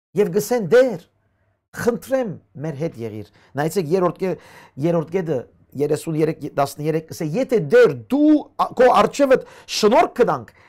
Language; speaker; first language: Armenian; native; Armenian